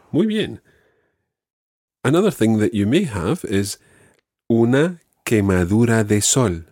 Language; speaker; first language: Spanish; non-native, fluent; English